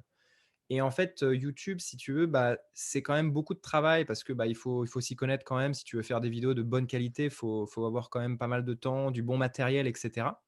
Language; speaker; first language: French; native; French